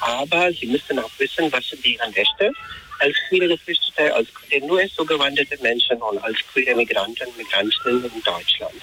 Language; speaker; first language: German; non-native, fluent; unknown